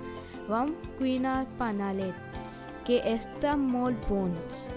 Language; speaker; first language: Catalan; non-native, learner; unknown